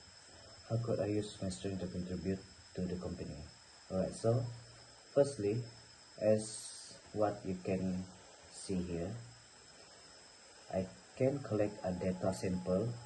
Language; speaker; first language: English; non-native, learner; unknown